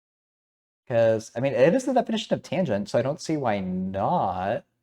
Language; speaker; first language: English; native; English